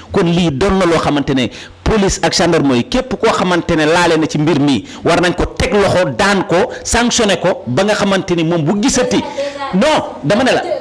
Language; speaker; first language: Wolof; native; Wolof